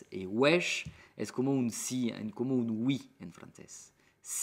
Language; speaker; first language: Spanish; non-native, fluent; French